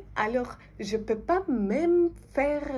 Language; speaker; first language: French; non-native, fluent; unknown